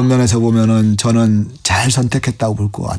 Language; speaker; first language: Korean; native; Korean